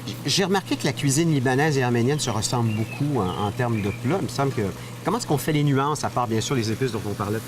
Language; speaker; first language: French; native; French